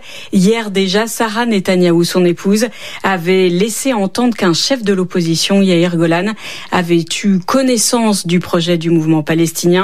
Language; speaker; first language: French; native; French